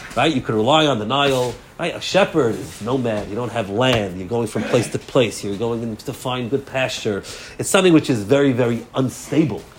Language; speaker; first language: English; native; English